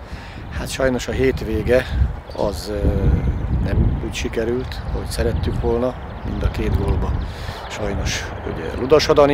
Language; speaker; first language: Hungarian; native; Hungarian